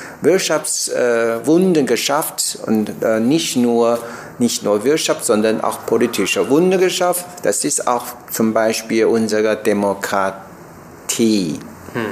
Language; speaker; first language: German; non-native, learner; Chinese